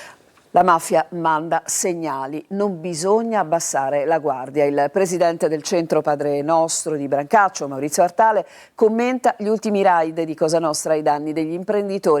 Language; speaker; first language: Italian; native; Italian